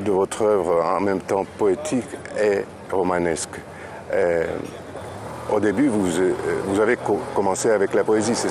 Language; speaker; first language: French; non-native, fluent; Greek